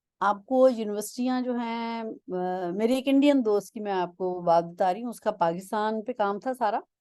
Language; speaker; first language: Urdu; non-native, local second language; Punjabi